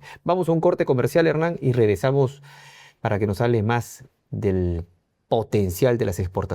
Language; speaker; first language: Spanish; native; Spanish